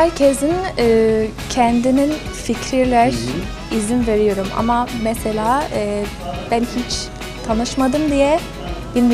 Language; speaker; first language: Turkish; non-native, fluent; English